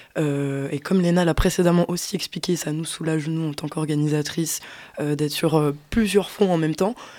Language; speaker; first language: French; native; French